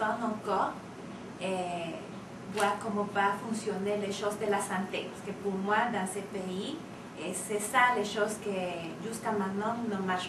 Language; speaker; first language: French; non-native, fluent; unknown